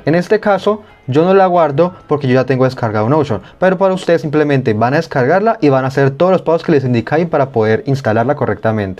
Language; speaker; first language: Spanish; native; Spanish